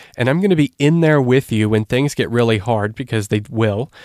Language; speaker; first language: English; native; English